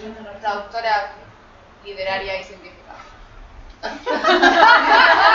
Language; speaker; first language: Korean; non-native, learner; Spanish